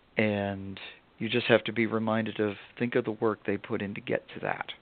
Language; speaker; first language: English; native; English